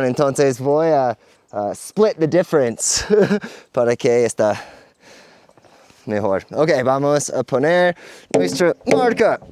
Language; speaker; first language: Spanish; non-native, fluent; English